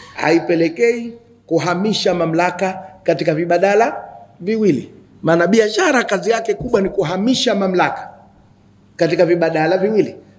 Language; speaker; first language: Swahili; native; Swahili